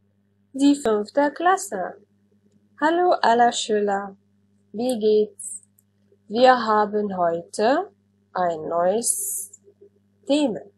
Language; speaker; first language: German; non-native, fluent; Arabic